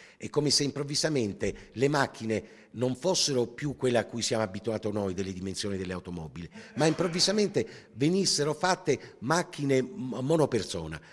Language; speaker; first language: Italian; native; Italian